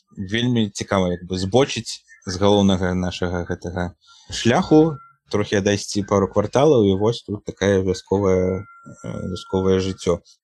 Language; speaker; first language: Belarusian; native; Belarusian